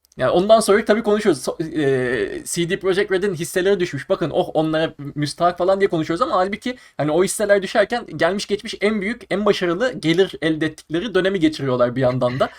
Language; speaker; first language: Turkish; native; Turkish